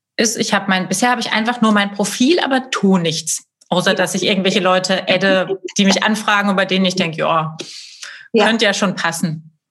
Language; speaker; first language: German; native; German